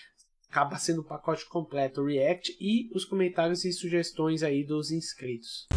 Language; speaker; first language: Portuguese; native; Portuguese